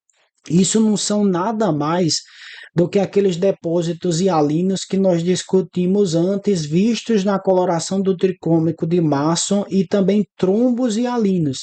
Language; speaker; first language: Portuguese; native; Portuguese